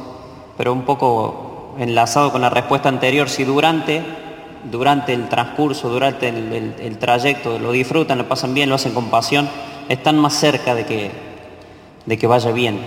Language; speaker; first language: Spanish; native; Spanish